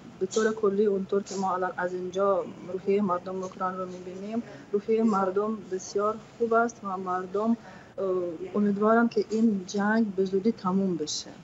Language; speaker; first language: Persian; non-native, fluent; Ukrainian